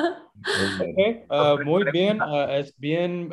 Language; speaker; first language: Spanish; non-native, learner; English